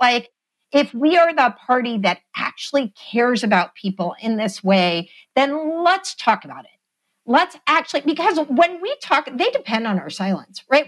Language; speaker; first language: English; native; English